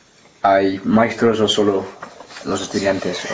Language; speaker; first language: Spanish; non-native, learner; English